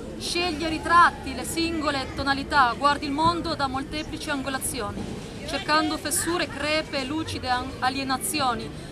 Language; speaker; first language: Italian; early bilingual, other home language; Arabic